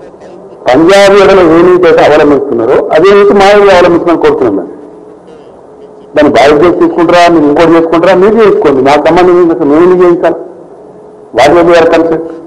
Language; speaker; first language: Telugu; native; Telugu